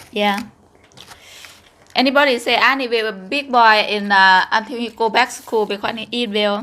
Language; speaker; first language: English; non-native, learner; Northeastern Thai